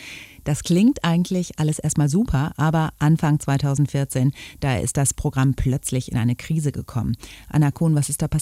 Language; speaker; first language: German; native; German